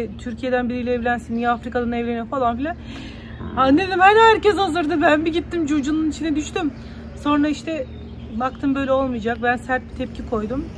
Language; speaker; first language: Turkish; native; Turkish